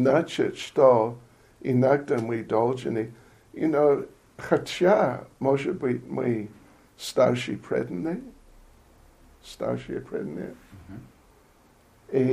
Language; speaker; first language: Russian; non-native, learner; English